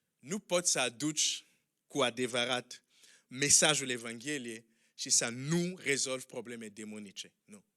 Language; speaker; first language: Romanian; non-native, fluent; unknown